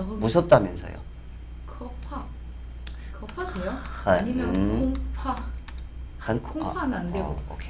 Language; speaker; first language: Korean; non-native, fluent; Chinese